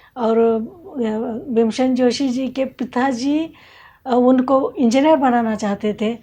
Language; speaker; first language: Hindi; non-native, local second language; Kannada